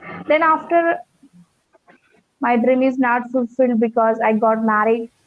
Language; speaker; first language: English; non-native, learner; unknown